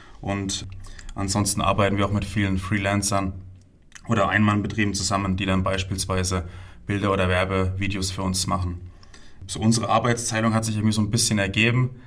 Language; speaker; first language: German; native; German